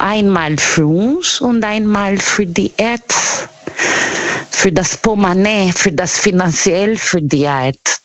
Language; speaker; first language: German; non-native, fluent; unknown